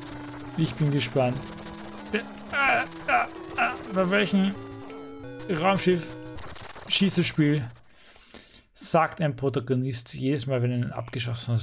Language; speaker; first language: German; native; German